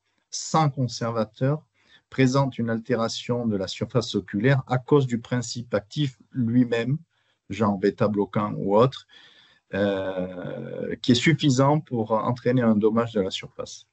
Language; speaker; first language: French; native; French